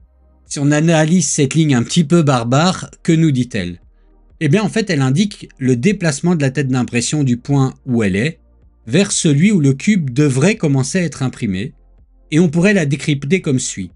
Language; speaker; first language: French; native; French